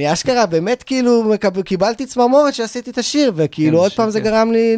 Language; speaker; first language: Hebrew; native; Hebrew